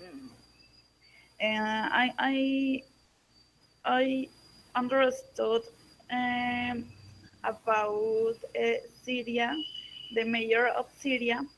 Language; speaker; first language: English; non-native, learner; Spanish